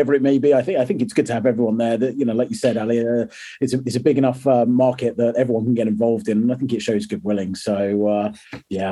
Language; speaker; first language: English; native; English